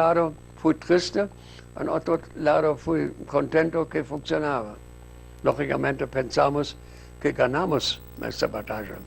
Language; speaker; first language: Spanish; non-native, fluent; German